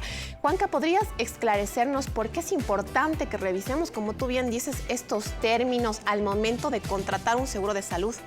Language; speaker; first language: Spanish; native; Spanish